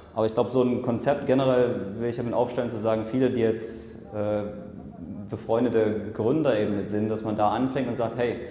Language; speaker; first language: German; native; German